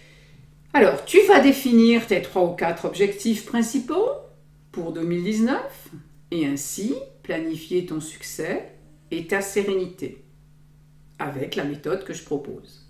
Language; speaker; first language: French; native; French